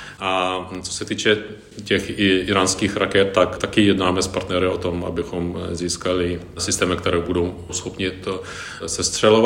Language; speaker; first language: Czech; non-native, fluent; Ukrainian